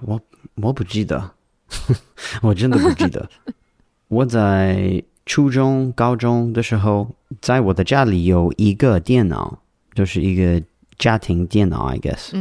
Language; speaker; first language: Chinese; non-native, learner; English